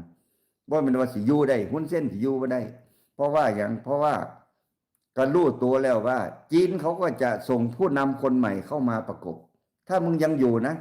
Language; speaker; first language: Thai; non-native, local second language; Lao